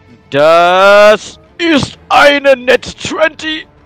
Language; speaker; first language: German; native; German